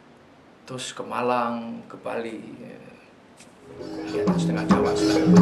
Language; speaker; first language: Indonesian; non-native, fluent; Dutch